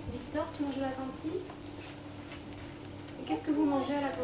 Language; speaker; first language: French; native; French